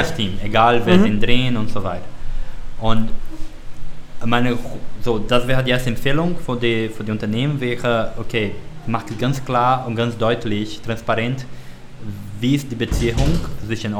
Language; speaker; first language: German; non-native, learner; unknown